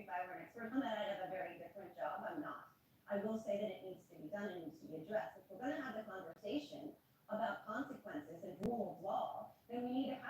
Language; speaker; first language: English; native; English